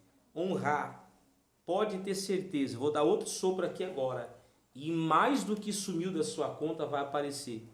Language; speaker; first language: Portuguese; native; Portuguese